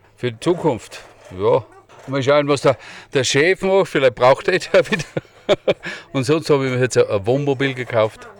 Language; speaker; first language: German; native; German